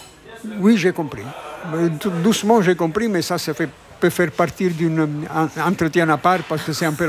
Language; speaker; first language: French; non-native, fluent; Italian